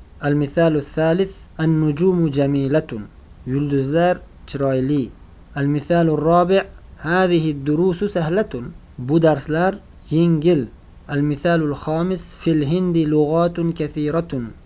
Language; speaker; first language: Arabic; non-native, fluent; Uzbek